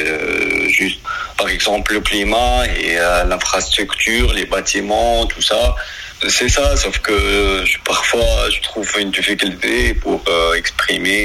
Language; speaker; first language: French; non-native, local second language; Arabic